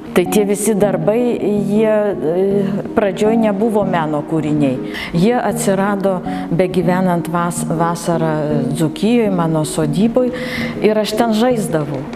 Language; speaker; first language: Lithuanian; native; Lithuanian